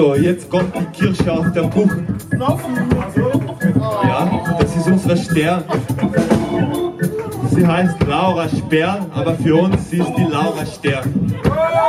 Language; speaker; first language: German; non-native, learner; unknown